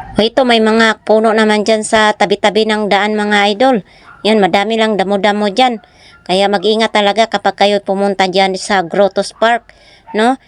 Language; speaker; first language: Filipino; non-native, local second language; Masbatenyo